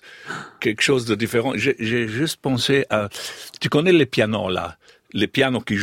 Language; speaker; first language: French; non-native, fluent; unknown